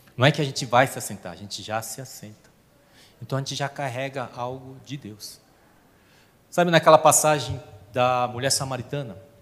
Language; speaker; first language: Portuguese; non-native, fluent; Korean